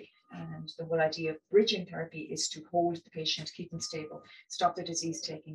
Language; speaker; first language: English; native; English